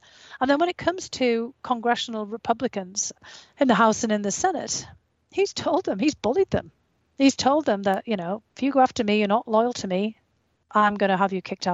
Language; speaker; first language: English; native; English